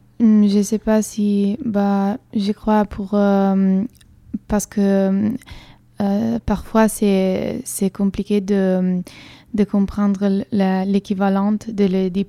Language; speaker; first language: French; non-native, fluent; Italian